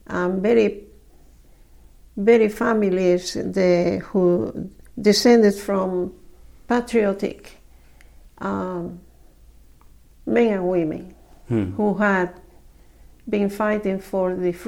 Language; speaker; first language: English; non-native, fluent; Spanish